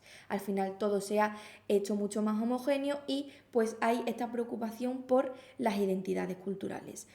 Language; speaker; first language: Spanish; native; Spanish